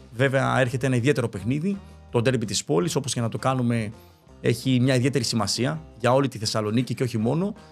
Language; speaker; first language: Greek; early bilingual, other home language; Spanish